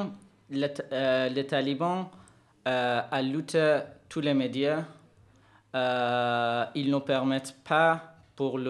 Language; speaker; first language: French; non-native, learner; Persian